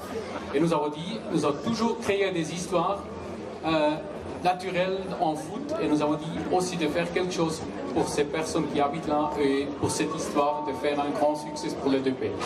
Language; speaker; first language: French; non-native, learner; German